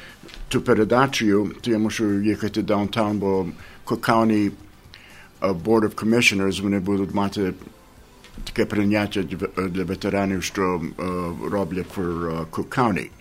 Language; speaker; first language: Ukrainian; early bilingual, heritage; Ukrainian